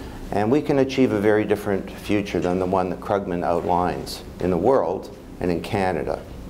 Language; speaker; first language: English; native; English